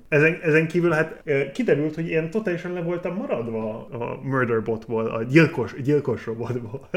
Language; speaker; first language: Hungarian; non-native, fluent; English